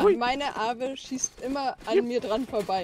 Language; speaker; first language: German; native; German